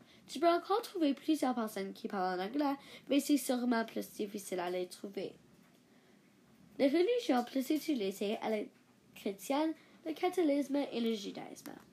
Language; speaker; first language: French; non-native, learner; English